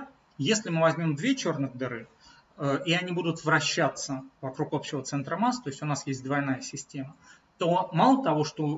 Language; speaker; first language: Russian; native; Russian